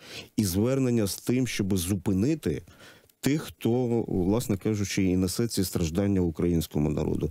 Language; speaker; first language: Ukrainian; native; Ukrainian